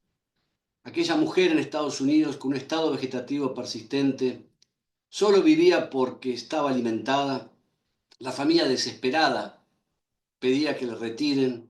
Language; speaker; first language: Spanish; native; Spanish